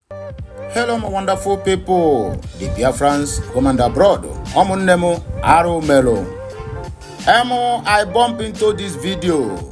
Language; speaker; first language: English; non-native, local second language; Igbo